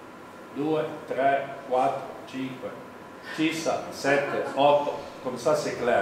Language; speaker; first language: French; non-native, local second language; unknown